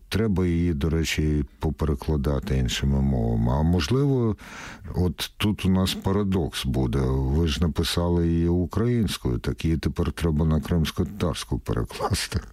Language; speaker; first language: Ukrainian; native; Ukrainian